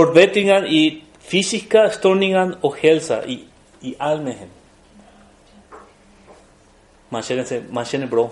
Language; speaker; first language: Swedish; non-native, fluent; Spanish